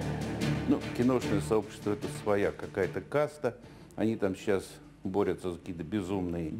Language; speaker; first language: Russian; native; Russian